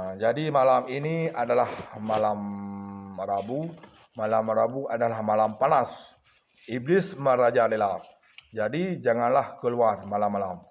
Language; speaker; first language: Malay; non-native, local second language; Achinese